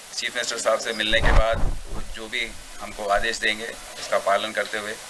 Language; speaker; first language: Hindi; non-native, local second language; Telugu